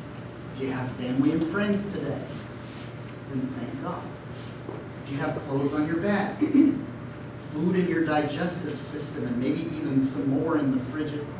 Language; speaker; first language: English; native; English